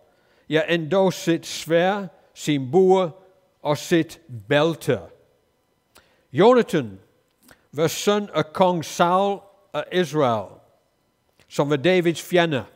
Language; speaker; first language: Danish; non-native, fluent; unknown